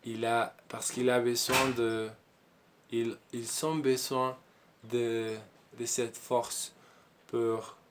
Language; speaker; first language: French; non-native, learner; Spanish